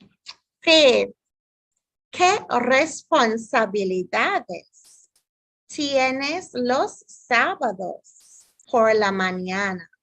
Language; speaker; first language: Spanish; non-native, fluent; English